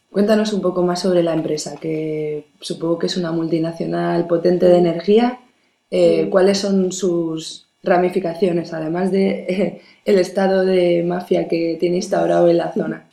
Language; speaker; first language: Spanish; native; Spanish